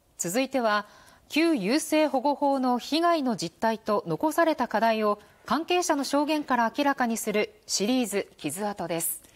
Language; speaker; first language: Japanese; native; Japanese